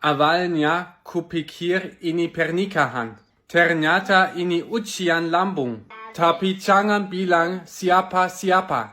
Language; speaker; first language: Indonesian; non-native, fluent; German